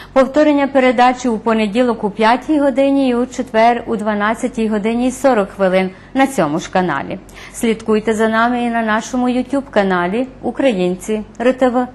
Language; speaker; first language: Ukrainian; early bilingual, heritage; Ukrainian